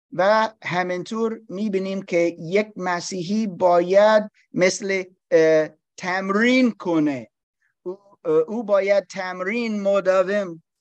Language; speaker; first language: Persian; non-native, learner; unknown